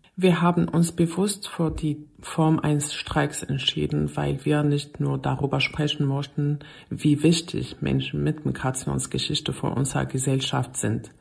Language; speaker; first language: German; non-native, fluent; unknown